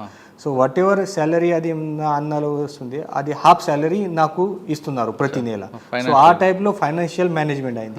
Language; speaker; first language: Telugu; non-native, learner; Marathi